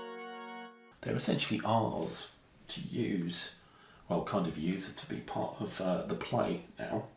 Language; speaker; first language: English; native; English